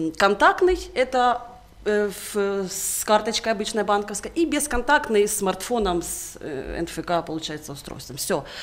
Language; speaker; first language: Russian; native; Russian